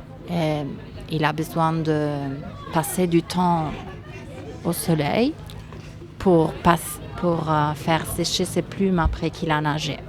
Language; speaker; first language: French; non-native, fluent; Italian